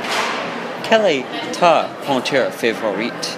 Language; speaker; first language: French; non-native, learner; English